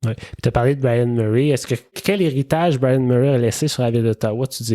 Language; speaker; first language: French; native; French